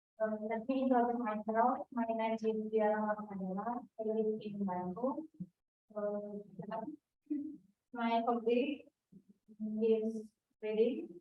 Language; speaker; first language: English; non-native, learner; Indonesian